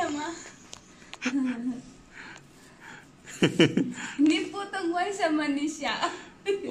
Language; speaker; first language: Chinese; non-native, learner; Nepali